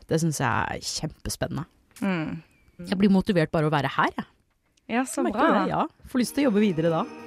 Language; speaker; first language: Norwegian; early bilingual, other home language; English